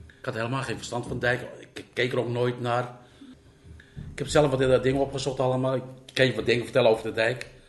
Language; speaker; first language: Dutch; non-native, fluent; Turkish